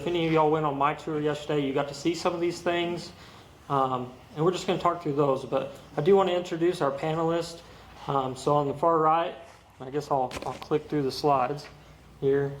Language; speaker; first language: English; native; English